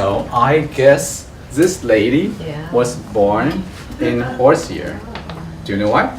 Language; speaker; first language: English; non-native, learner; Chinese